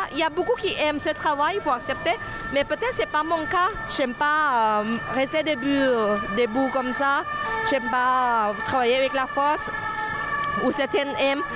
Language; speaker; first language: French; non-native, fluent; Thai